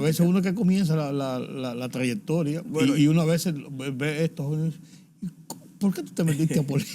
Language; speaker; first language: Spanish; native; Spanish